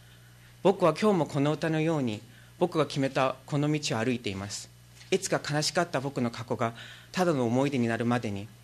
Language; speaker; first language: Japanese; non-native, learner; Korean